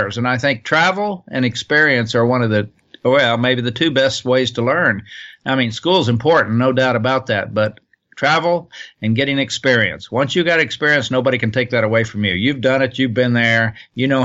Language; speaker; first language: English; native; English